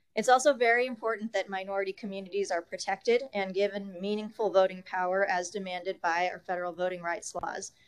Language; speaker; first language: English; native; English